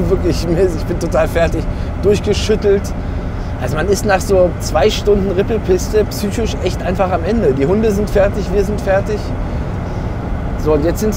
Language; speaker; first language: German; native; German